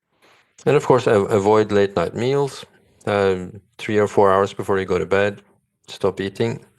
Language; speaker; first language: English; non-native, fluent; Norwegian